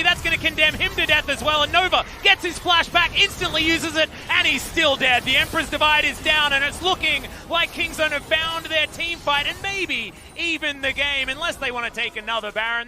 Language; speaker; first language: English; native; English